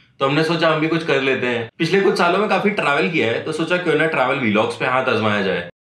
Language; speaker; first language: Hindi; native; Hindi